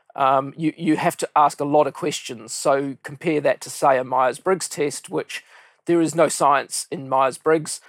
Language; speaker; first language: English; native; English